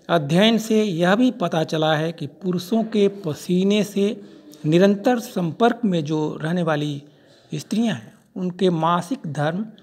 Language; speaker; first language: Hindi; native; Hindi